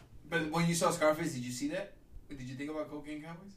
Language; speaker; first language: English; early bilingual, other home language; Spanish